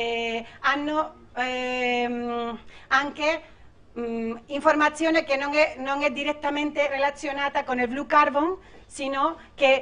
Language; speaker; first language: Italian; non-native, learner; Spanish